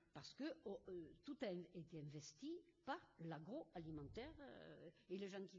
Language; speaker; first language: French; native; French